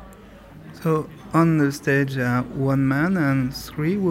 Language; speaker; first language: English; non-native, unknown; French